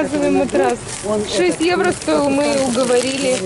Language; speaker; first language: Russian; native; Russian